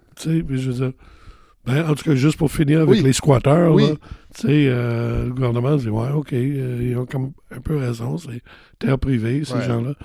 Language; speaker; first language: French; native; French